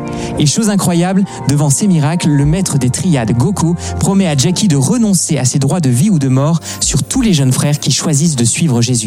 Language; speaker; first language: French; native; French